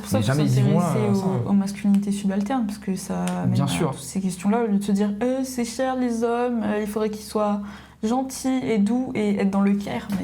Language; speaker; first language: French; native; French